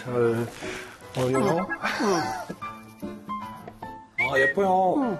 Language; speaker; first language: Korean; non-native, learner; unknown